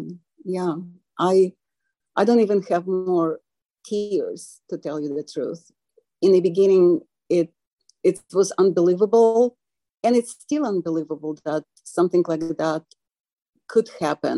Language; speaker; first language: English; non-native, fluent; Ukrainian